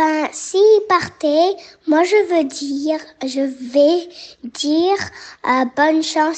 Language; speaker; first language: French; early bilingual, heritage; French